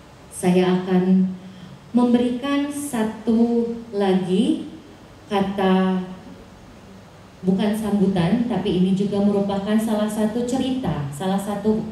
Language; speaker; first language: Indonesian; native; Indonesian